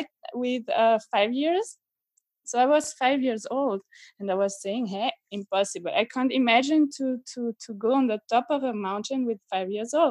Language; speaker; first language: English; non-native, fluent; French